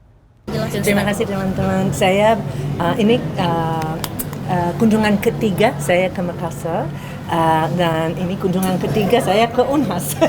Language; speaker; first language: Indonesian; non-native, fluent; English